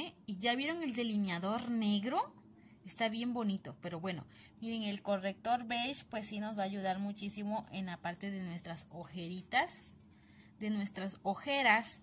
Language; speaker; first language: Spanish; native; Spanish